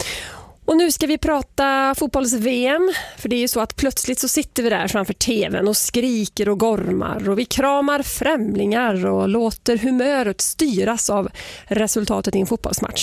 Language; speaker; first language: Swedish; native; Swedish